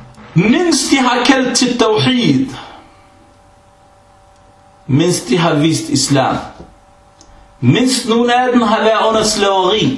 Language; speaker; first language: Danish; early bilingual, other home language; Arabic